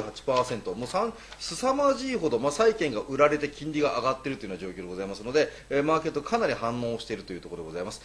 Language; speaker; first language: Japanese; native; Japanese